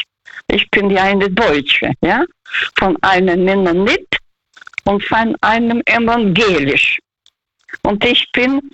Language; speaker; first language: German; non-native, fluent; Russian